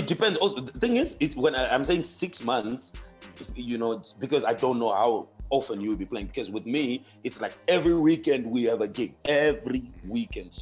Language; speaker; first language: English; non-native, local second language; Shona